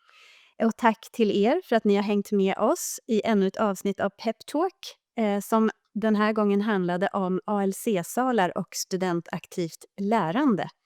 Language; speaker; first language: Swedish; native; Swedish